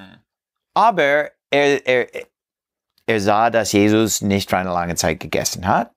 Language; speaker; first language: German; non-native, learner; English